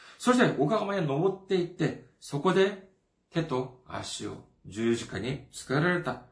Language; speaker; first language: Japanese; non-native, fluent; Korean